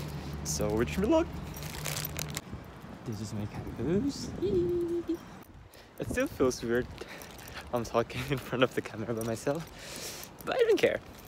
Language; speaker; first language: English; non-native, fluent; Indonesian